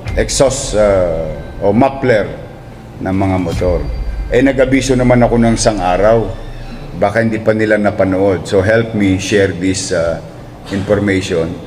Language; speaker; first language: Filipino; native; Filipino